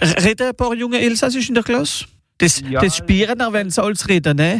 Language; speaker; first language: German; non-native, local second language; Swiss German